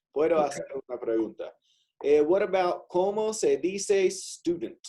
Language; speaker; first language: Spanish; non-native, fluent; English